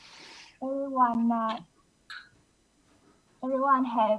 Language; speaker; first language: English; non-native, learner; Vietnamese